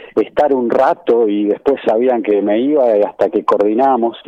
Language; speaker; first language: Spanish; native; Spanish